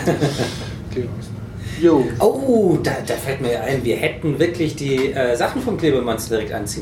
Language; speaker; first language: German; native; German